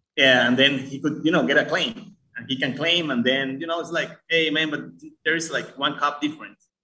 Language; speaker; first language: English; early bilingual, other home language; Spanish